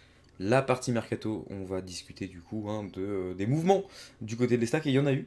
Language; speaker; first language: French; native; French